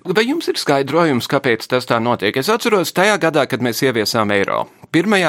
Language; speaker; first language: Latvian; early bilingual, heritage; Latvian